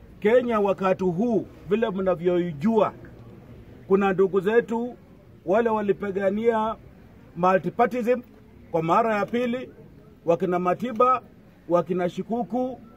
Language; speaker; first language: Swahili; non-native, local second language; Luyia